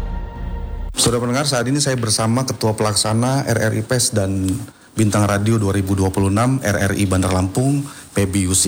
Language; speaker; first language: Indonesian; native; Indonesian